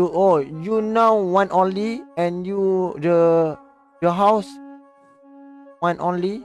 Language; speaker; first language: English; non-native, learner; Malay